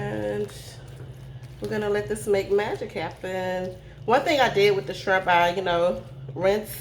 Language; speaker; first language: English; native; English